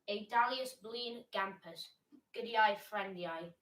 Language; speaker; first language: Welsh; non-native, learner; English